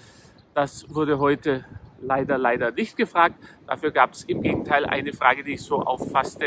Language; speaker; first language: German; native; German